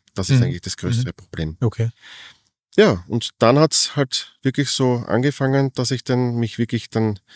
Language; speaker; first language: German; native; German